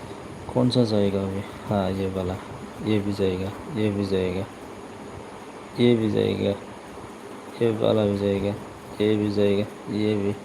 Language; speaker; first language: Hindi; non-native, local second language; Bodo